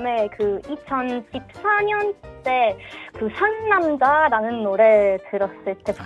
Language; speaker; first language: Korean; non-native, learner; Swedish